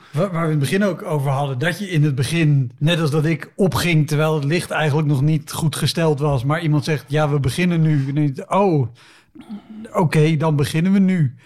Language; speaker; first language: Dutch; native; Dutch